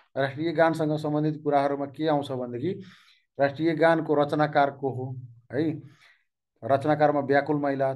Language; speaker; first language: Nepali; non-native, local second language; Maithili